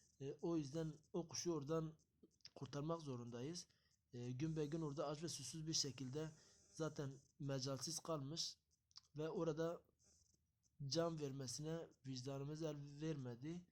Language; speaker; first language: Turkish; native; Turkish